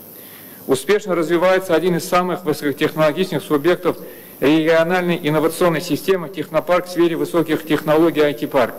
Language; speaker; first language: Russian; native; Russian